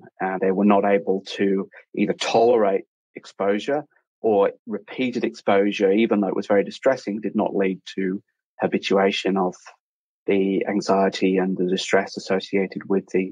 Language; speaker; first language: English; native; English